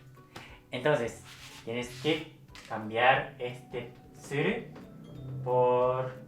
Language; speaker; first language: Spanish; non-native, fluent; Japanese